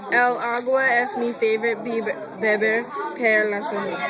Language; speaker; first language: Spanish; non-native, learner; English